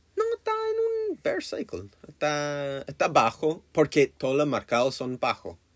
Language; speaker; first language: Spanish; non-native, learner; English